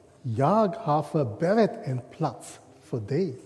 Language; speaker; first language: Swedish; non-native, fluent; English